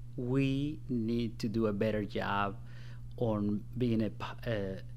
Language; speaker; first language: English; non-native, fluent; Spanish